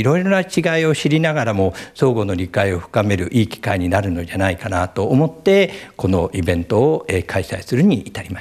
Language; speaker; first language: Japanese; native; Japanese